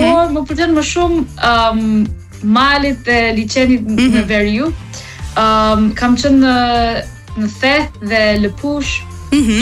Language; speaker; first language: Albanian; non-native, learner; English